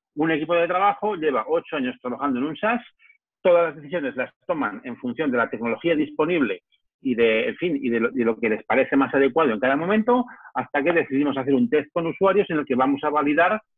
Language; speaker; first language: Spanish; native; Spanish